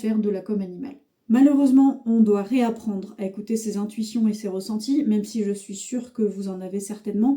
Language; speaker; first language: French; native; French